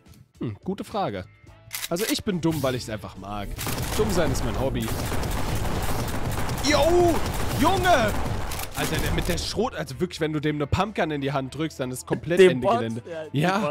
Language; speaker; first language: German; native; German